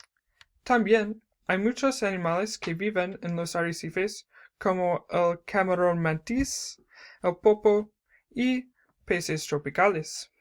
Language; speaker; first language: Spanish; non-native, learner; English